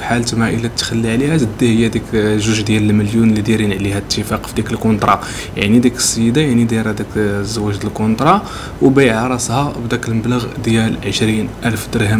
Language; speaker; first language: Arabic; native; Arabic